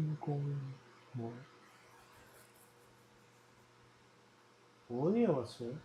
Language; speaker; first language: Korean; non-native, learner; Dutch